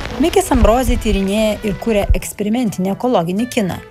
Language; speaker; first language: Lithuanian; native; Lithuanian